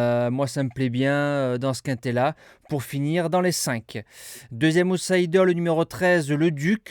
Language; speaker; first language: French; native; French